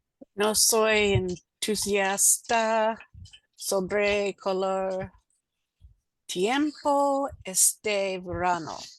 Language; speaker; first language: Spanish; non-native, learner; English